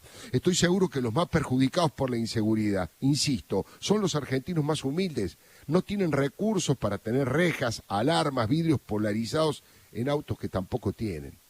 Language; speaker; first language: Spanish; native; Spanish